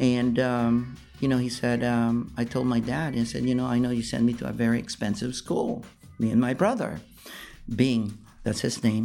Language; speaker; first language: English; non-native, local second language; Filipino